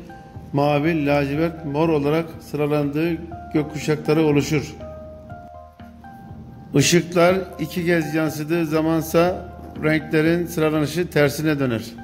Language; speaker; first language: Turkish; native; Turkish